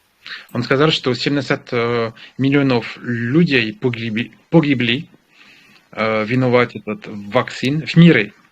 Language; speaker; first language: Russian; non-native, learner; French